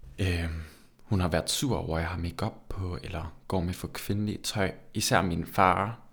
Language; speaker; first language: Danish; early bilingual, other home language; Turkish